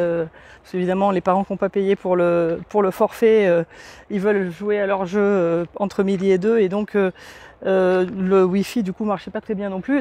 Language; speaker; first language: French; native; French